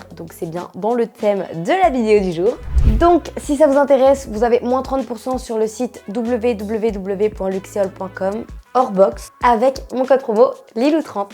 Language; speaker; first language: French; native; French